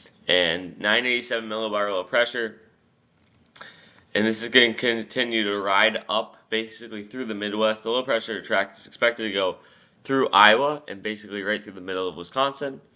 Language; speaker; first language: English; native; English